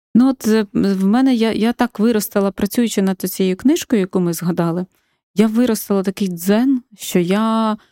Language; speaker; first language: Ukrainian; native; Ukrainian